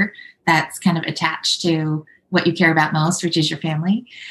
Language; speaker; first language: English; native; English